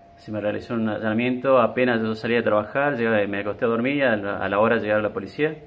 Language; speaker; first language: Spanish; native; Spanish